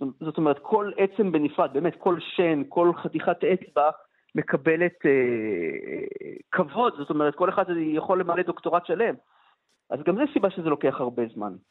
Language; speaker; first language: Hebrew; native; Hebrew